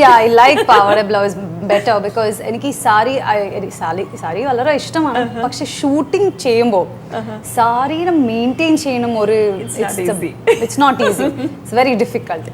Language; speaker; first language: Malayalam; non-native, learner; Kannada